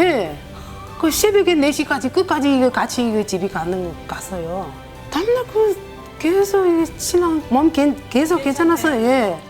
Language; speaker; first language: Korean; non-native, learner; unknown